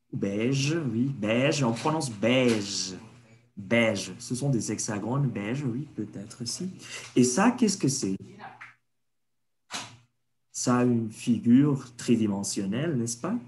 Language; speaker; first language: French; non-native, fluent; Spanish